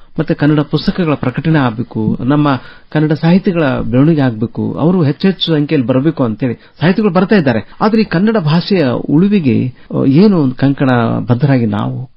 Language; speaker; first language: Kannada; native; Kannada